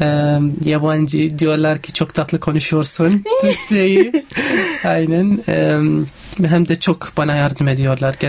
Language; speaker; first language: Turkish; non-native, learner; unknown